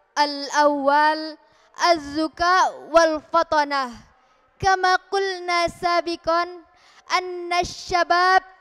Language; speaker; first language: Arabic; non-native, learner; Indonesian